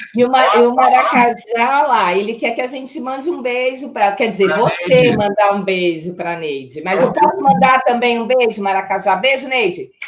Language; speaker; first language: Portuguese; native; Portuguese